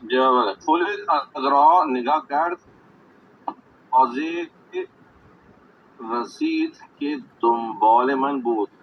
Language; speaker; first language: Persian; non-native, learner; Urdu